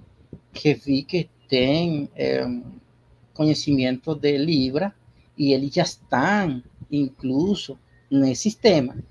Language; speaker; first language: Portuguese; non-native, learner; Spanish